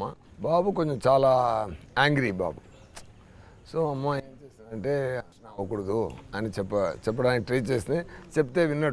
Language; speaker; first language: Telugu; non-native, learner; Tamil